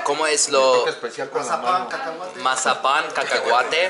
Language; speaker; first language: Spanish; non-native, learner; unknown